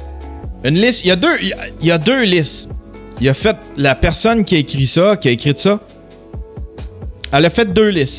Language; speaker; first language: French; native; French